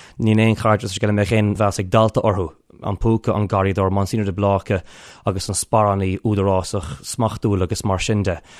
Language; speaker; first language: Irish; non-native, local second language; English